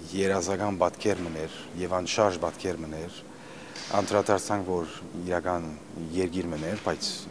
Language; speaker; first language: Armenian; early bilingual, heritage; Armenian